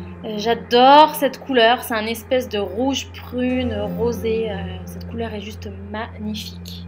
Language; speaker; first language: French; native; French